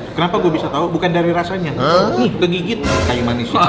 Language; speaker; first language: Indonesian; native; Indonesian